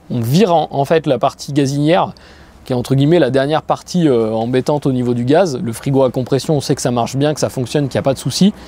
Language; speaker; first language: French; native; French